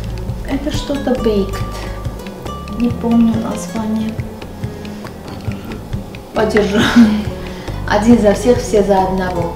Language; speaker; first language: Russian; non-native, fluent; Armenian